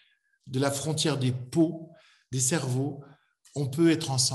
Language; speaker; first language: French; native; French